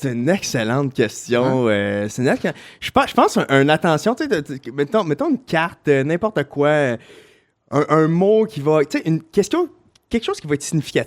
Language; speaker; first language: French; native; French